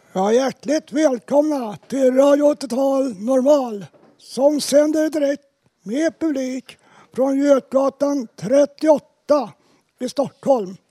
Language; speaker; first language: Swedish; native; Swedish